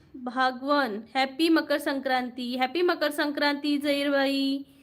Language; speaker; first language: Hindi; non-native, local second language; Marathi